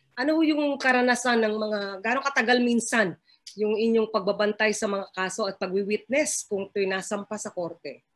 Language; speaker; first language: Filipino; native; Filipino